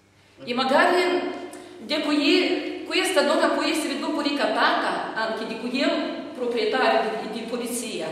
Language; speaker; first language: Italian; non-native, fluent; Romanian